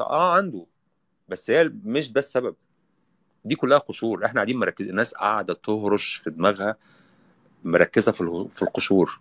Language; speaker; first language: Arabic; native; Arabic